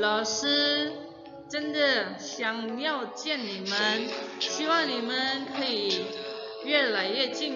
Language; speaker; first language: Chinese; non-native, fluent; Indonesian